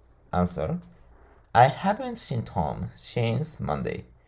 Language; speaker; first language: English; non-native, fluent; Japanese